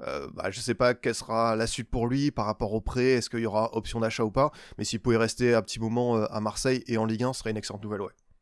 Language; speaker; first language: French; native; French